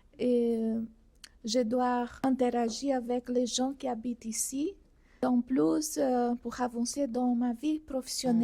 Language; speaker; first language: French; non-native, learner; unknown